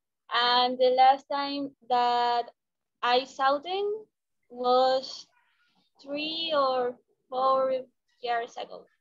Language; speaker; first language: English; non-native, learner; Spanish